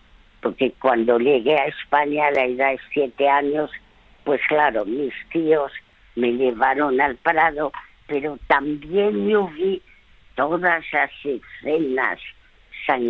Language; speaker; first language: Spanish; early bilingual, other home language; French